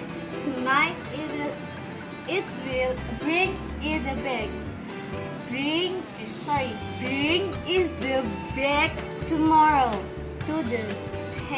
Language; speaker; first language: English; non-native, learner; Indonesian